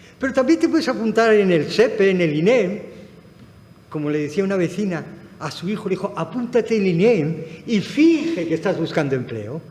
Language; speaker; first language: Spanish; non-native, fluent; Arabic